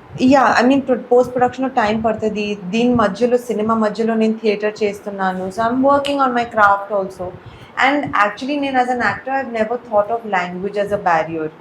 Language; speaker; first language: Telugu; non-native, local second language; Urdu